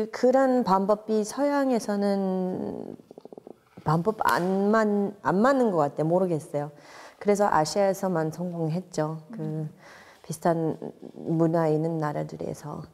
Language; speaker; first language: Korean; non-native, fluent; English